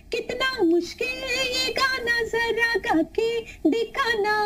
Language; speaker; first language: Hindi; non-native, local second language; Tamil